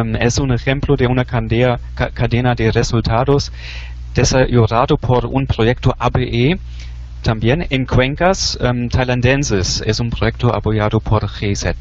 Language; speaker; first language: Spanish; non-native, fluent; German